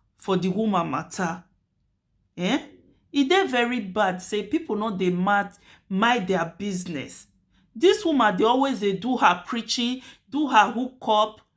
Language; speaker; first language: Nigerian Pidgin; native; Nigerian Pidgin